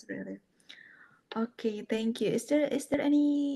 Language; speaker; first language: English; non-native, fluent; Indonesian